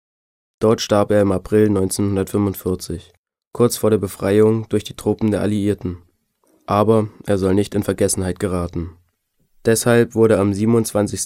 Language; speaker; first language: German; native; German